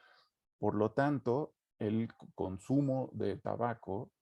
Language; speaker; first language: Spanish; native; Spanish